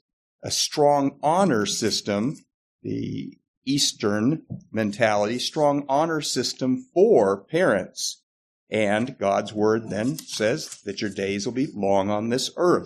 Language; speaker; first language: English; native; English